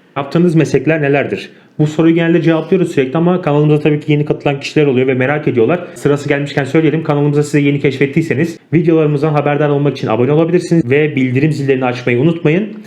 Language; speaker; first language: Turkish; native; Turkish